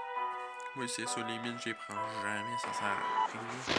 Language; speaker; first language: French; native; French